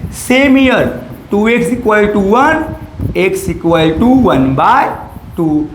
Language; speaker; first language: Hindi; non-native, local second language; Marathi